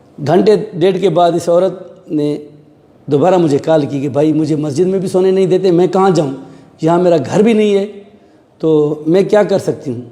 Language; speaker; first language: Urdu; non-native, local second language; Sindhi